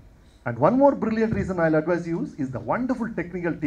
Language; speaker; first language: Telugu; non-native, local second language; Kannada